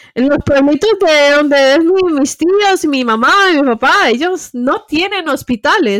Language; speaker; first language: Spanish; early bilingual, heritage; Spanish